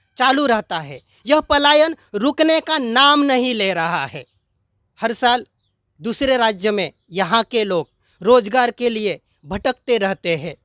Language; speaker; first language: Hindi; non-native, local second language; Marathi